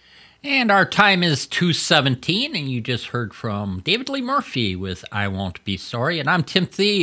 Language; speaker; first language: English; native; English